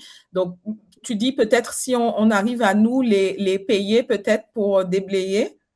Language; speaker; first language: French; native; French